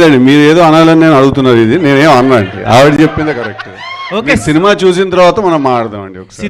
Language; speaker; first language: Telugu; native; Telugu